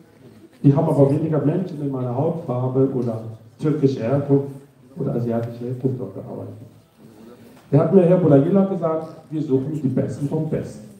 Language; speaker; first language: German; non-native, fluent; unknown